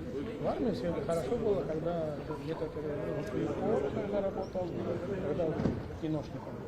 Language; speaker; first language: Russian; non-native, local second language; Georgian